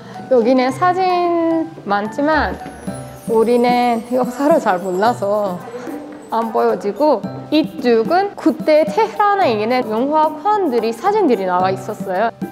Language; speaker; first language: Korean; non-native, fluent; Persian